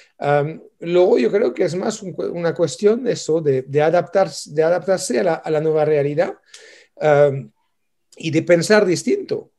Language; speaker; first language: Spanish; non-native, fluent; French